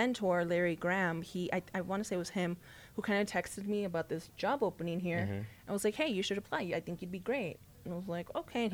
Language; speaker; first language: English; early bilingual, other home language; Spanish